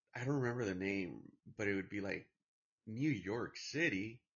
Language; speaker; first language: English; early bilingual, other home language; Spanish